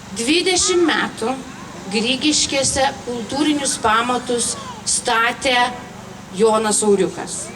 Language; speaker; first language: Lithuanian; native; Lithuanian